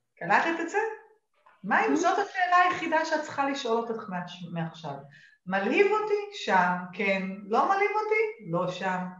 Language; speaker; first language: Hebrew; native; Hebrew